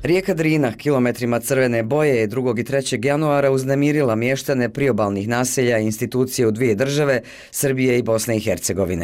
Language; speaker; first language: Serbian; native; Serbian